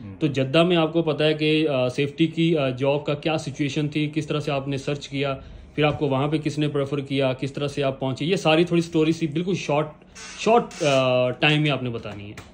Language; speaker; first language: Hindi; native; Hindi